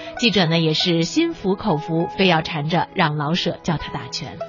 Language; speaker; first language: Chinese; native; Chinese